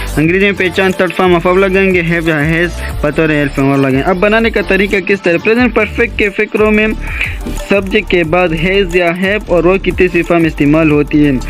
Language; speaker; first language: Urdu; non-native, local second language; Pashto